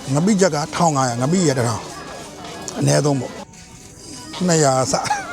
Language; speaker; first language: Burmese; native; Burmese